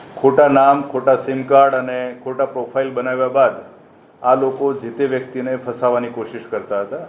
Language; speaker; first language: Gujarati; native; Gujarati